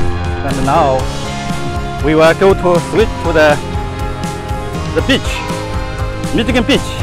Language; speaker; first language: English; non-native, learner; Chinese